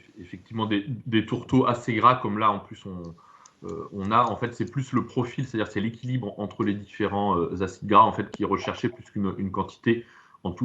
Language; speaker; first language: French; native; French